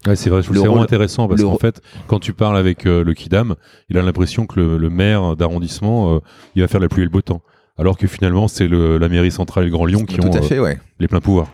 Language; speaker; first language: French; native; French